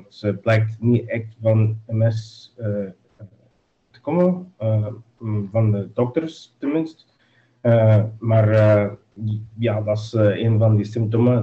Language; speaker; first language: Dutch; non-native, learner; English